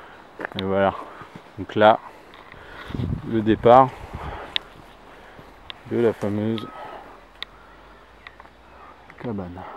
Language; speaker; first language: French; native; French